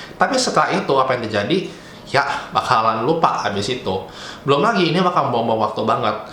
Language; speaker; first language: Indonesian; native; Indonesian